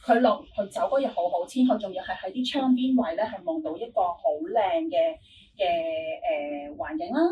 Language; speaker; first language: Cantonese; native; Cantonese